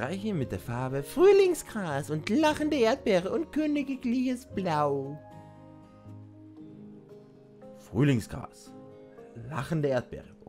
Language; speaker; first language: German; native; German